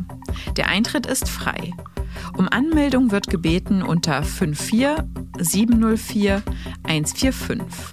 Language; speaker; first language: German; native; German